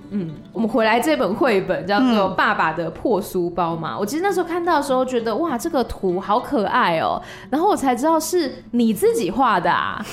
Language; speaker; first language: Chinese; native; Chinese